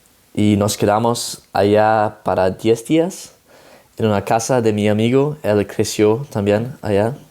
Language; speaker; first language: Spanish; non-native, learner; Dutch